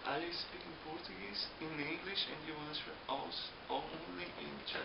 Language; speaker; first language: English; non-native, learner; Portuguese